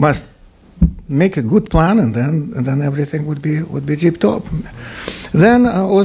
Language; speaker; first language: English; non-native, fluent; Russian